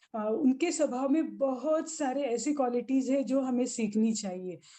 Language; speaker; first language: Hindi; non-native, local second language; Marathi